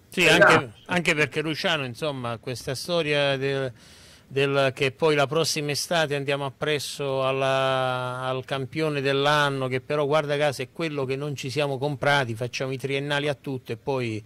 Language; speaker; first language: Italian; native; Italian